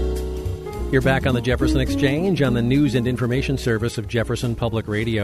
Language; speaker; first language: English; native; English